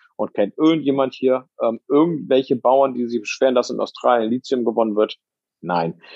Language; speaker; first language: German; native; German